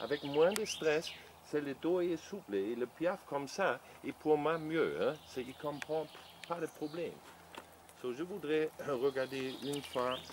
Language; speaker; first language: French; non-native, learner; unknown